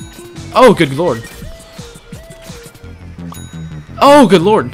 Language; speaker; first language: English; native; English